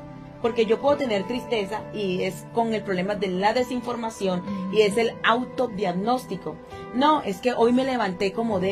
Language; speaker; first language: Spanish; native; Spanish